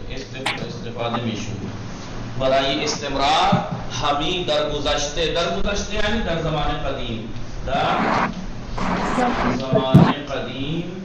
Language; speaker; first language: Persian; non-native, fluent; Urdu